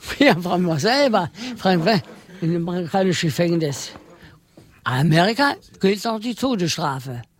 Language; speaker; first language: German; non-native, learner; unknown